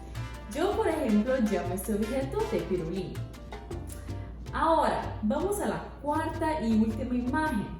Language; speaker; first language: Spanish; non-native, fluent; Portuguese